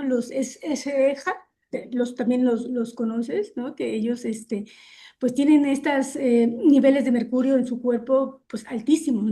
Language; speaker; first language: Spanish; native; Spanish